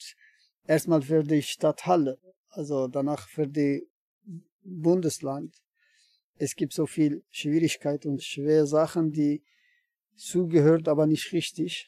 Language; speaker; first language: German; non-native, learner; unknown